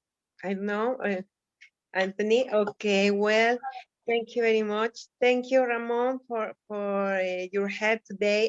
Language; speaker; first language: English; non-native, fluent; Spanish